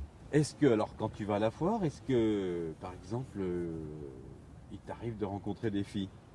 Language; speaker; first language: French; native; French